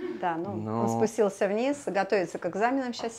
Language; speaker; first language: Russian; native; Russian